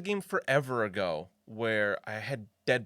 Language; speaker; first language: English; native; English